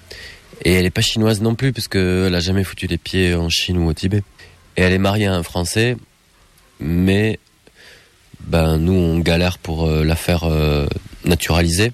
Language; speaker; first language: French; native; French